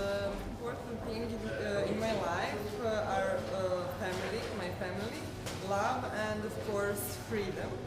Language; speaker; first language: English; non-native, learner; Serbian